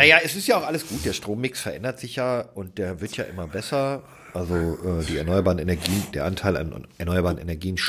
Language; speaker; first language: German; native; German